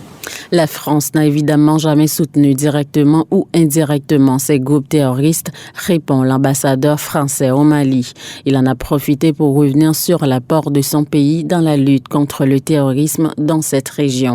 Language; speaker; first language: French; native; French